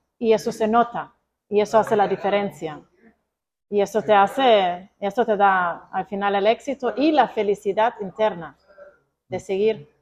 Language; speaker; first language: Spanish; non-native, fluent; Croatian